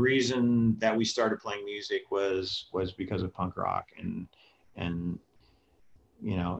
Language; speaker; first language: English; native; English